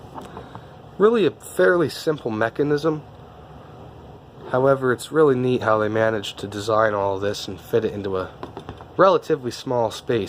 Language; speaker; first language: English; native; English